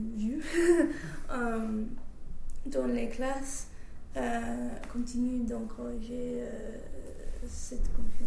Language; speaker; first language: French; non-native, fluent; English